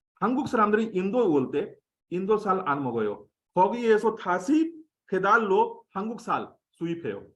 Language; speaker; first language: Korean; non-native, fluent; Hindi